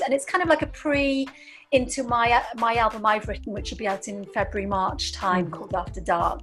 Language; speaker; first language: English; native; English